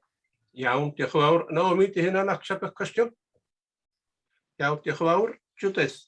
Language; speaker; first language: Welsh; native; Welsh